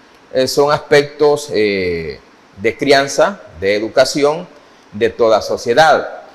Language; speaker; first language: Spanish; native; Spanish